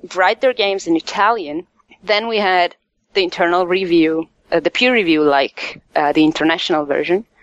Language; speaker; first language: English; non-native, fluent; Italian